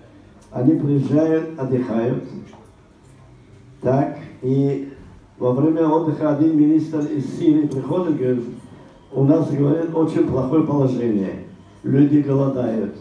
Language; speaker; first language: Russian; non-native, local second language; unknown